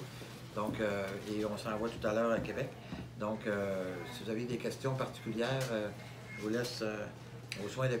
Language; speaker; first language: French; native; French